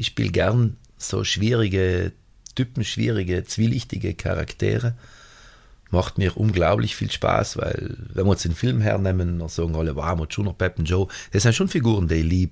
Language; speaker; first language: German; native; German